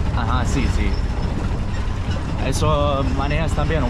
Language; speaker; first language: Spanish; non-native, learner; English